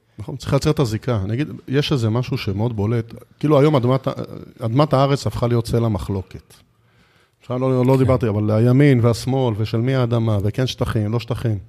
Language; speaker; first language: Hebrew; native; Hebrew